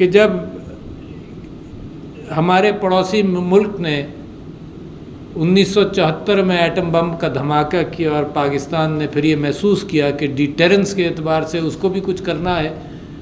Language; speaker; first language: Urdu; native; Urdu